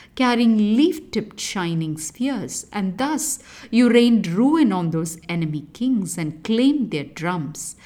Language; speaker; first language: English; non-native, local second language; Tamil